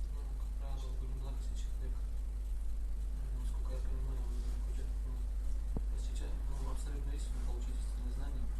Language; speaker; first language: Russian; native; Russian